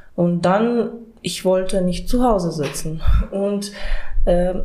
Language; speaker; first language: German; non-native, fluent; Ukrainian